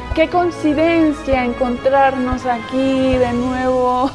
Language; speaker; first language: Spanish; native; Spanish